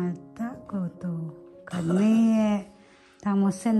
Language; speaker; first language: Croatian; non-native, learner; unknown